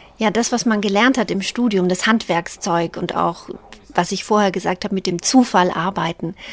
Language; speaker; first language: German; native; German